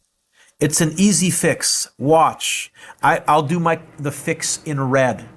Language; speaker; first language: English; native; English